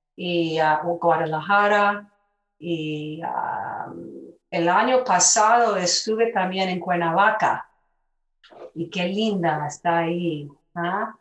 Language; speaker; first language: Spanish; early bilingual, other home language; English